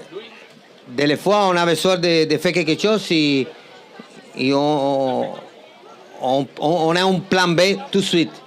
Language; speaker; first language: French; non-native, fluent; Spanish